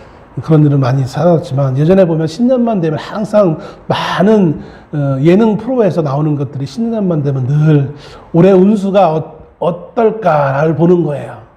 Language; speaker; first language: Korean; native; Korean